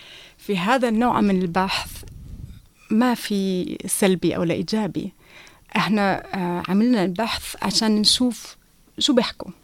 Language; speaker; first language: Arabic; non-native, fluent; German